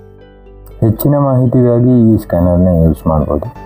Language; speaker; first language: Kannada; native; Kannada